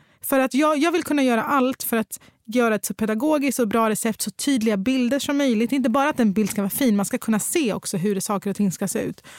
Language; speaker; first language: Swedish; early bilingual, other home language; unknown